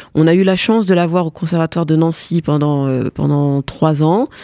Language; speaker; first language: French; early bilingual, other home language; Morisyen